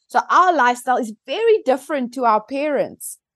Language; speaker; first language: English; native; English